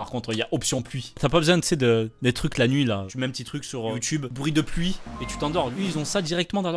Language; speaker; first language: French; native; French